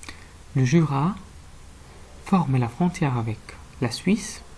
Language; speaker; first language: French; non-native, fluent; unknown